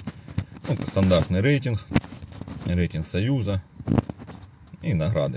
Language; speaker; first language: Russian; native; Russian